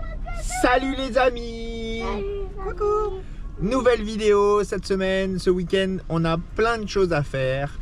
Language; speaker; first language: French; native; French